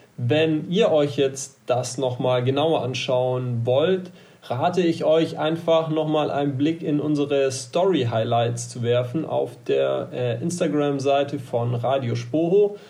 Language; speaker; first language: German; native; German